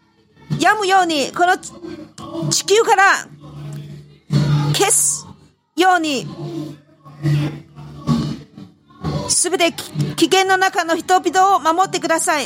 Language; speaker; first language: Japanese; non-native, fluent; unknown